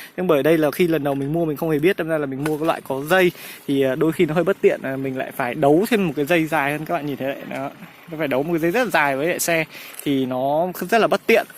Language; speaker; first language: Vietnamese; native; Vietnamese